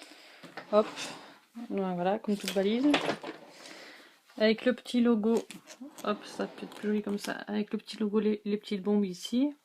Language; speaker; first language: French; native; French